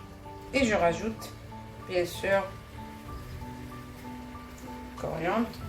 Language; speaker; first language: French; non-native, local second language; Arabic